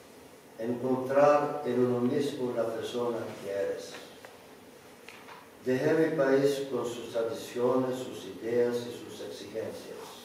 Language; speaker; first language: Spanish; non-native, learner; Greek